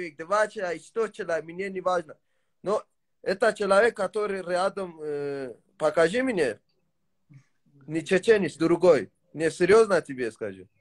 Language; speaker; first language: Russian; non-native, learner; Tajik